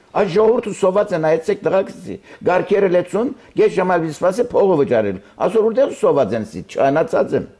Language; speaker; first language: Armenian; early bilingual, heritage; Armenian